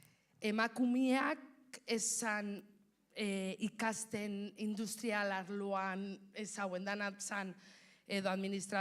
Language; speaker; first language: Basque; non-native, local second language; Spanish